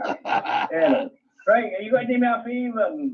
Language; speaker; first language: English; native; English